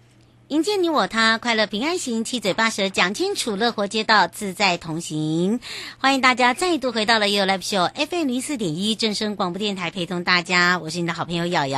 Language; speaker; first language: Chinese; native; Chinese